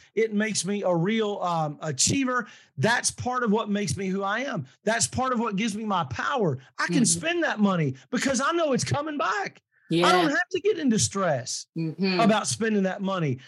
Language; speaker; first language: English; native; English